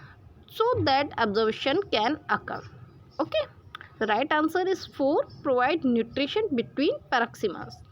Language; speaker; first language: English; non-native, local second language; Hindi